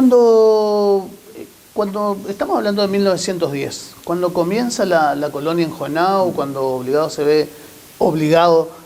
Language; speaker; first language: Spanish; native; Spanish